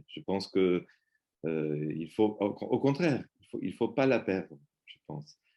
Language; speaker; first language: French; non-native, fluent; Spanish